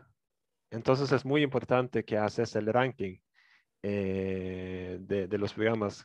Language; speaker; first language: Spanish; non-native, fluent; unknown